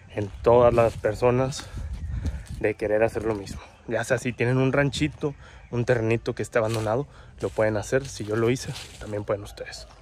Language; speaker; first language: Spanish; native; Spanish